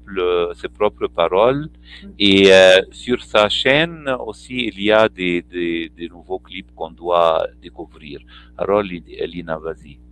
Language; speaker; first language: French; non-native, fluent; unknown